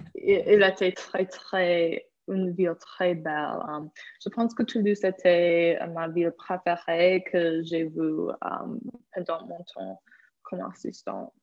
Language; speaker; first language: French; non-native, fluent; English